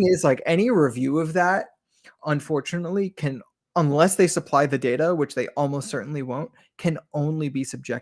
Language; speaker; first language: English; native; English